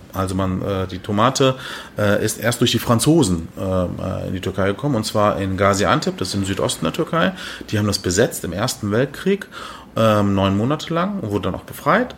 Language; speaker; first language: German; early bilingual, other home language; Turkish